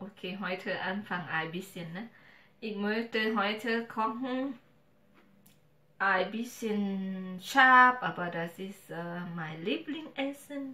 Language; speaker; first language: German; non-native, learner; Thai